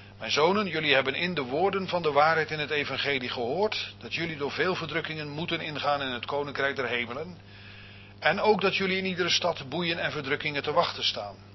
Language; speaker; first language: Dutch; native; Dutch